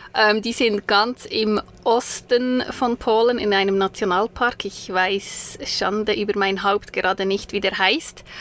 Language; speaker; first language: German; native; German